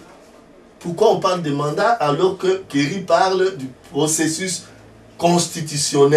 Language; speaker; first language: French; non-native, local second language; Lingala